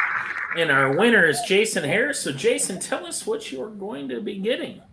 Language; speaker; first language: English; native; English